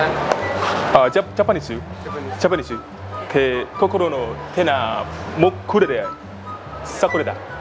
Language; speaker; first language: Japanese; non-native, learner; Indonesian